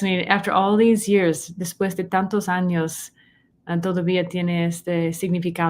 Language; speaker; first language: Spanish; non-native, fluent; English